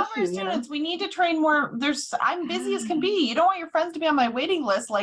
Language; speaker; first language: English; native; English